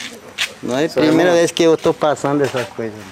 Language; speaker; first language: Portuguese; non-native, local second language; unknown